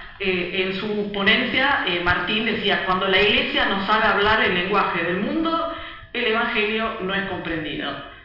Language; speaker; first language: Spanish; early bilingual, other home language; Italian